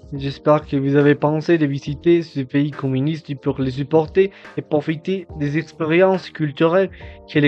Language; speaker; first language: French; non-native, learner; Spanish